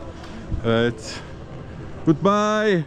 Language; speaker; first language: Turkish; native; Turkish